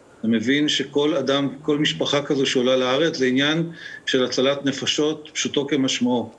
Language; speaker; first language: Hebrew; native; Hebrew